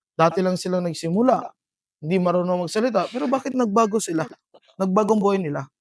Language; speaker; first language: Filipino; non-native, local second language; Iloko